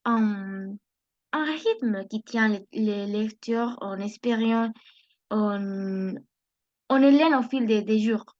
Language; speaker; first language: French; non-native, learner; Spanish